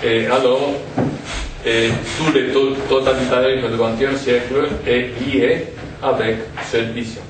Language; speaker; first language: French; non-native, fluent; Spanish